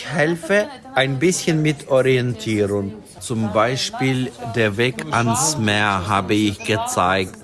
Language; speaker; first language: German; non-native, fluent; Ukrainian